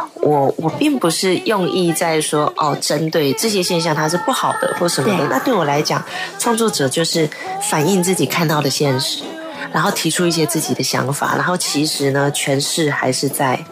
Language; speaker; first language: Chinese; non-native, local second language; Hakka Chinese